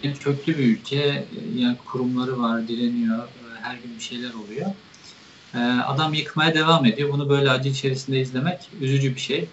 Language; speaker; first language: Turkish; native; Turkish